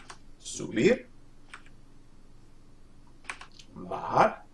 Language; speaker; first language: Spanish; non-native, fluent; English